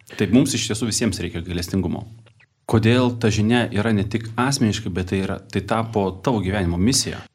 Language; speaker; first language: Lithuanian; native; Lithuanian